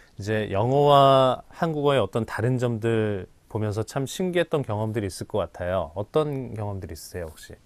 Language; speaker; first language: Korean; native; Korean